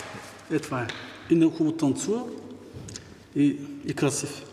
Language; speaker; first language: Bulgarian; non-native, local second language; Turkish